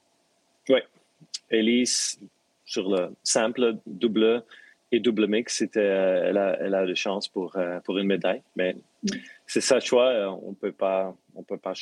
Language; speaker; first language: French; non-native, local second language; Dutch